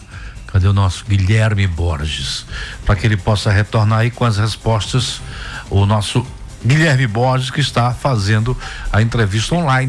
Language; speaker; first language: Portuguese; native; Portuguese